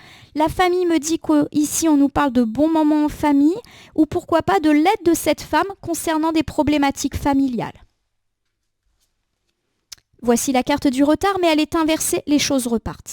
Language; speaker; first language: French; native; French